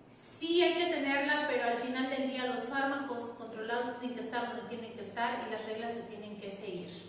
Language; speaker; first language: Spanish; native; Spanish